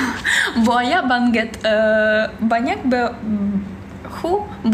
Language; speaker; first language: Indonesian; non-native, learner; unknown